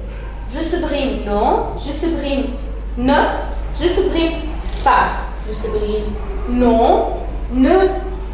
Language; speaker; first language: French; non-native, fluent; Arabic